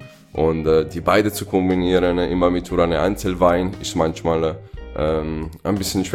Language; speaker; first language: German; non-native, fluent; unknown